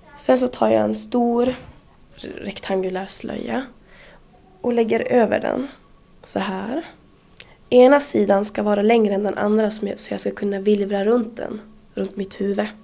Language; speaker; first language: Swedish; early bilingual, other home language; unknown